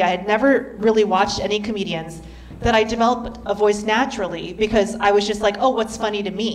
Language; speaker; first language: English; native; English